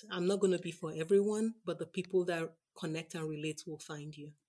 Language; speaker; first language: English; non-native, local second language; Yoruba